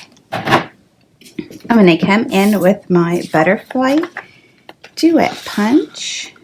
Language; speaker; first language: English; native; English